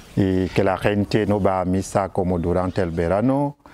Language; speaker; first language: Spanish; non-native, fluent; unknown